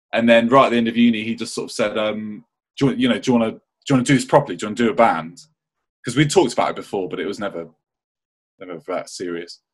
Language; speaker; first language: English; native; English